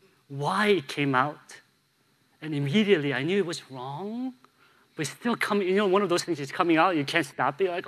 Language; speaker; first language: English; native; English